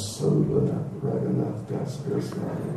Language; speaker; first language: Russian; non-native, learner; English